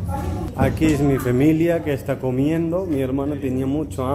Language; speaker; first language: Spanish; non-native, learner; Hindi